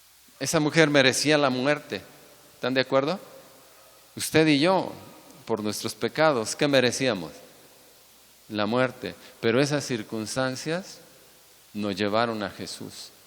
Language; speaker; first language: Spanish; native; Spanish